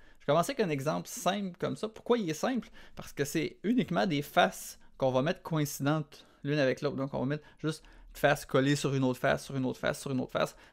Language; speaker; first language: French; native; French